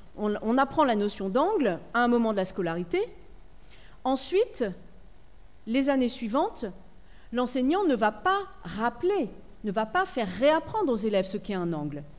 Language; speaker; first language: French; native; French